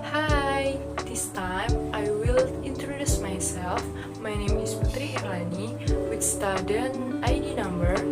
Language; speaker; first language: English; non-native, learner; Indonesian